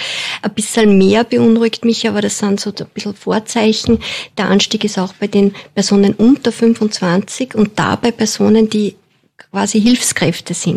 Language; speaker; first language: German; native; German